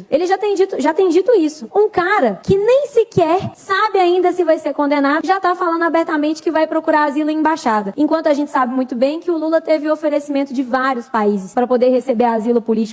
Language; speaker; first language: Portuguese; native; Portuguese